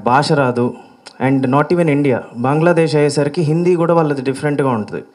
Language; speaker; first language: Telugu; native; Telugu